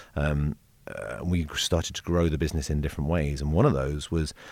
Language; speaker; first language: English; native; English